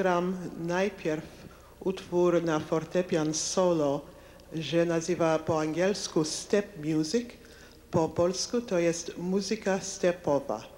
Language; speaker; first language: Polish; non-native, learner; English